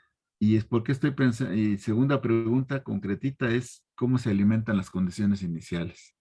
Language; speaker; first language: Spanish; native; Spanish